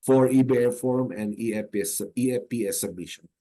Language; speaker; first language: English; non-native, local second language; Filipino